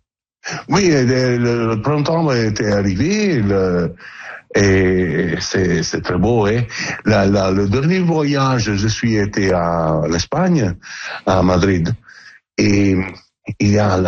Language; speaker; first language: French; non-native, learner; Italian